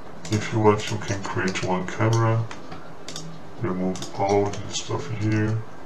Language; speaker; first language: English; non-native, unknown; Portuguese